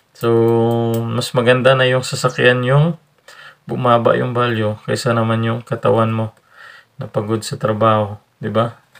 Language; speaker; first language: Filipino; native; Filipino